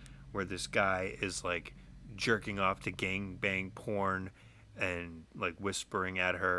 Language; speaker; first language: English; native; English